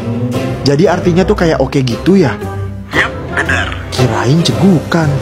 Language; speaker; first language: Indonesian; native; Indonesian